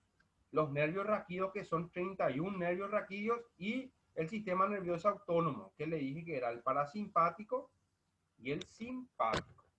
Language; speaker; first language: Spanish; native; Spanish